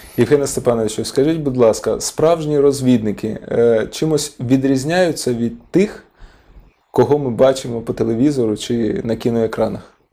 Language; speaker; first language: Ukrainian; non-native, local second language; Russian